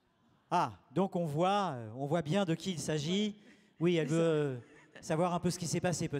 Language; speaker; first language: French; native; French